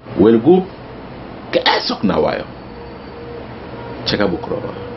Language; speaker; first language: Korean; non-native, learner; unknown